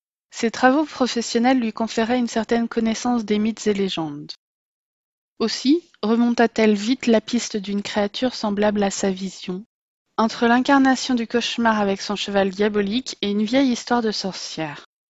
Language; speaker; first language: French; native; French